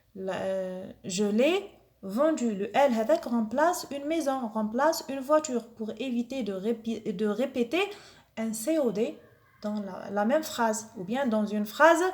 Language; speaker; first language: French; non-native, local second language; Arabic